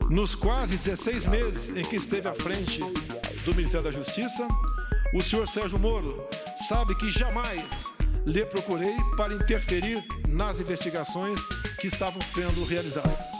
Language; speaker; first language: Portuguese; native; Portuguese